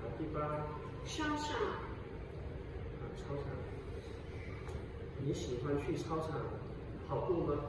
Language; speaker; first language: Chinese; native; Chinese